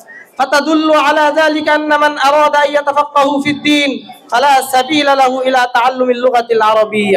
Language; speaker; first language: Arabic; non-native, learner; Bangla